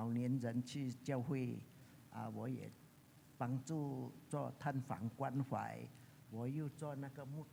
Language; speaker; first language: Chinese; early bilingual, heritage; Chinese